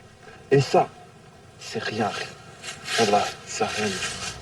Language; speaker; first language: French; native; French